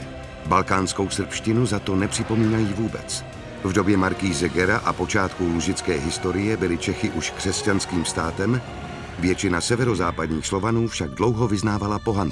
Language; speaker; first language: Czech; native; Czech